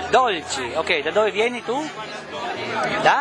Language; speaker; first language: Italian; native; Italian